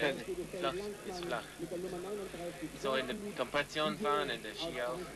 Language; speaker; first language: German; non-native, learner; English